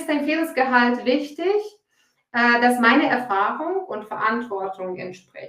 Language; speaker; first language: German; non-native, fluent; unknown